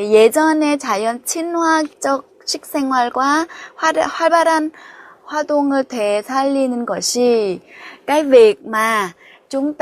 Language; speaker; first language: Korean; non-native, fluent; Vietnamese